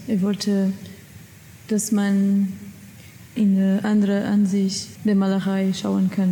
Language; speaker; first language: German; non-native, learner; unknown